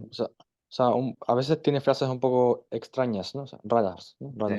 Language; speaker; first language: Spanish; non-native, fluent; German